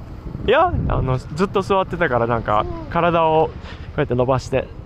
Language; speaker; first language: Japanese; native; Japanese